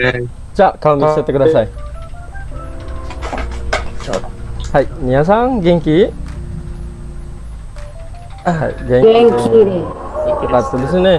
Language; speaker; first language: Japanese; non-native, fluent; Indonesian